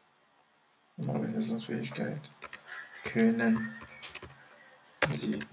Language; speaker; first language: German; non-native, fluent; French